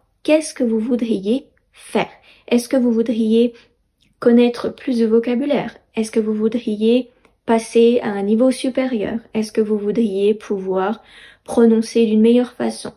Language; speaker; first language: French; native; French